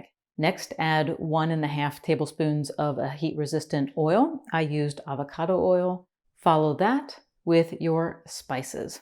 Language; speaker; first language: English; native; English